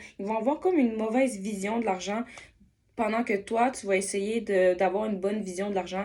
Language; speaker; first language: French; native; French